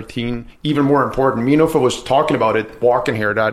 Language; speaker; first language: English; non-native, fluent; Swedish